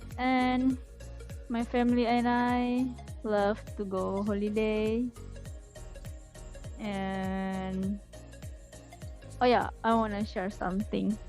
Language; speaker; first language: English; non-native, learner; Indonesian